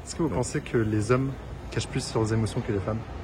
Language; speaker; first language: French; native; French